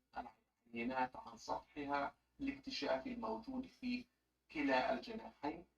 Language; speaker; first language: Arabic; native; Arabic